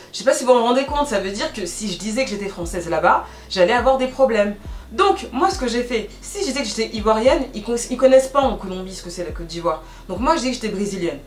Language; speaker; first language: French; native; French